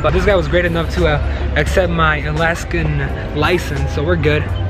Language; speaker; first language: English; early bilingual, other home language; Spanish